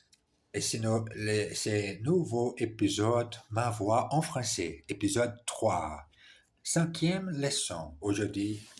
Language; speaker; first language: French; non-native, learner; Portuguese